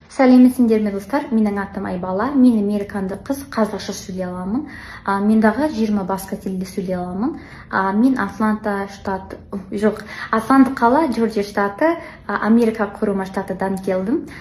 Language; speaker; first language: Kazakh; non-native, learner; English